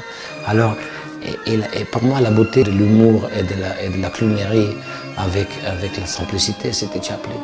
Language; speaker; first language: French; non-native, fluent; Italian